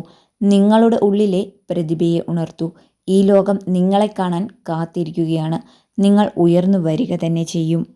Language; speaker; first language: Malayalam; native; Malayalam